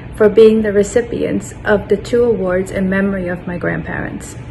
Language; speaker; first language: English; native; English